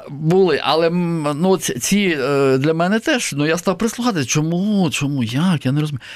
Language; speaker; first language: Ukrainian; native; Ukrainian